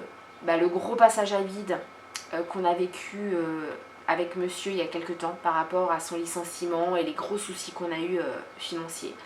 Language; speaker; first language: French; native; French